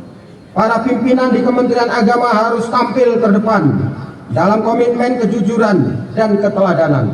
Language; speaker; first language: Indonesian; native; Indonesian